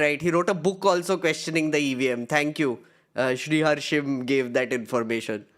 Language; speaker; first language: English; non-native, local second language; Hindi